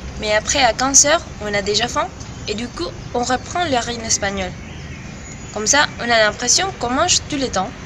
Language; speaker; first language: French; non-native, learner; Spanish